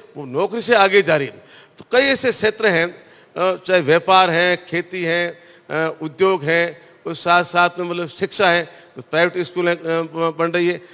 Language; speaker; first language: Hindi; native; Hindi